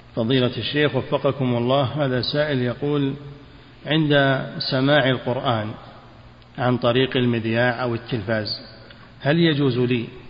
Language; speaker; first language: Arabic; native; Arabic